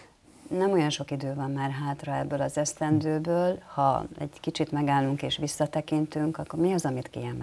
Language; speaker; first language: Hungarian; native; Hungarian